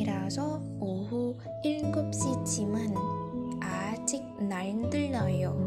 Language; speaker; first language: Korean; non-native, learner; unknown